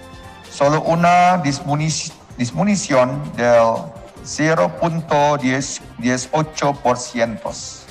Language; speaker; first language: Spanish; non-native, learner; Indonesian